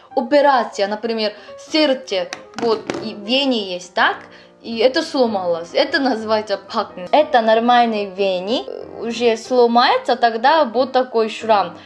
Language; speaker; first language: Russian; non-native, fluent; Korean